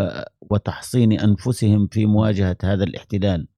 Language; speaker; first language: Arabic; native; Arabic